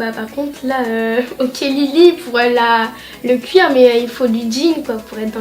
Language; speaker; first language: French; native; French